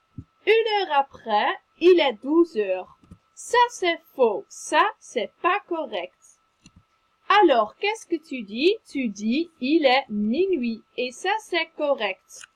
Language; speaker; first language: French; non-native, fluent; Dutch